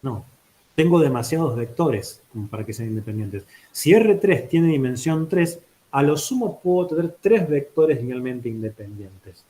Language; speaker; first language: Spanish; native; Spanish